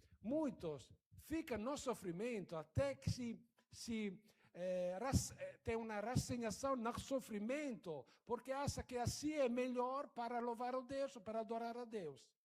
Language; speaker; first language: Portuguese; non-native, fluent; Italian